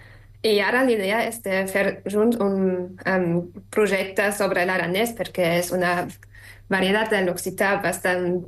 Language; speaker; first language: Catalan; non-native, fluent; German